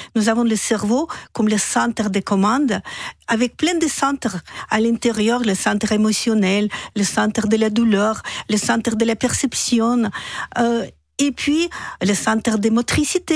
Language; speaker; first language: French; non-native, fluent; Russian